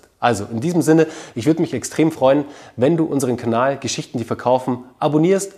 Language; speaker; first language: German; native; German